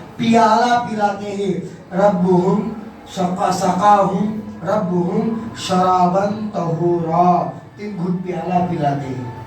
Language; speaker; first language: Urdu; native; Urdu